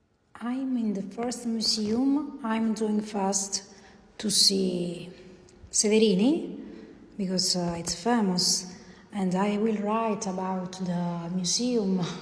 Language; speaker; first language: English; non-native, learner; Italian